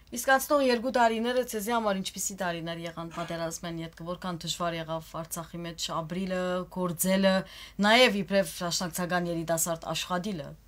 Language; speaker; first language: Armenian; early bilingual, heritage; Armenian